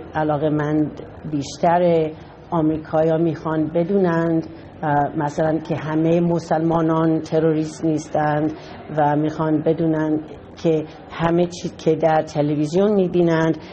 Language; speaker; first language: Persian; non-native, fluent; English